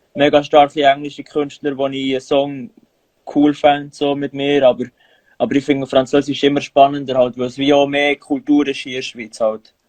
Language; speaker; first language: German; native; German